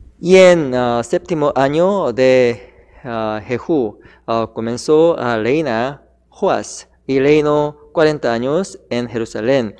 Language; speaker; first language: Spanish; non-native, learner; Korean